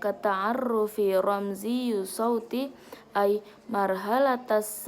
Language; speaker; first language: Arabic; non-native, learner; Indonesian